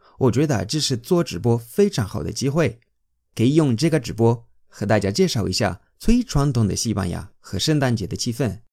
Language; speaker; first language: Chinese; non-native, fluent; Spanish